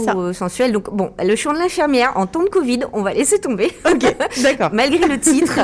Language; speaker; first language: French; native; French